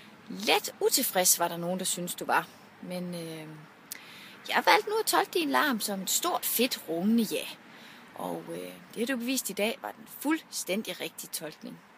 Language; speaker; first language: Danish; native; Danish